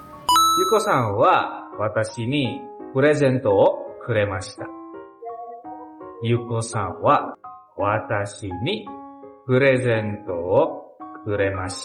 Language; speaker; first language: Japanese; non-native, learner; Indonesian